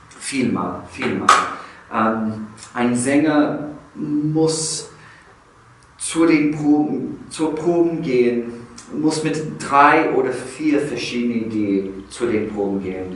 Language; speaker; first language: German; non-native, fluent; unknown